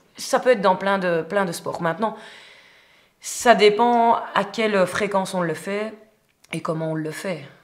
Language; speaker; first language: French; native; French